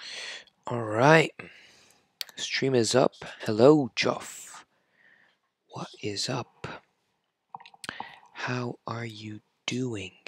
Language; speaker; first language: English; non-native, fluent; French